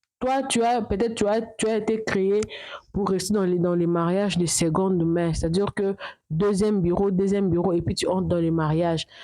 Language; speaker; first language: French; non-native, local second language; Lingala